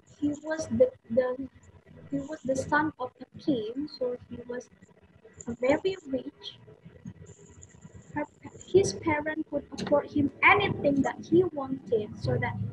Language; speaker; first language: English; non-native, fluent; Indonesian